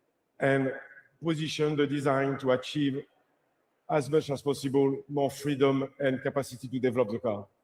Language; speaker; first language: English; non-native, fluent; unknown